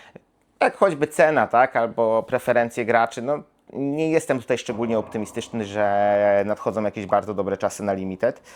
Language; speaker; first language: Polish; native; Polish